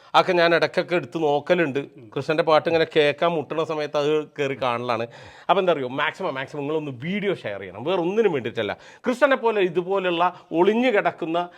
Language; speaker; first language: Malayalam; native; Malayalam